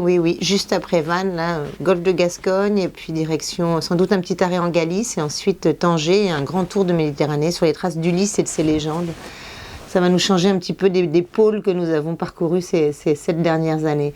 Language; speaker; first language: French; native; French